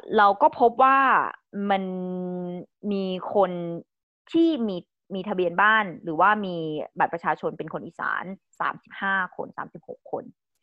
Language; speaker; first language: Thai; native; Thai